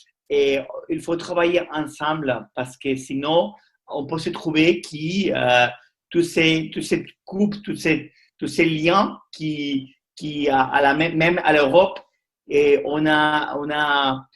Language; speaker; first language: French; non-native, learner; Spanish